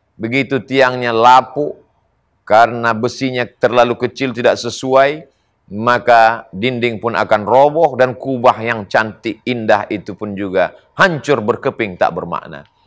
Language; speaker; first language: Malay; native; Malay